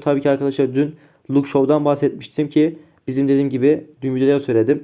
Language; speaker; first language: Turkish; native; Turkish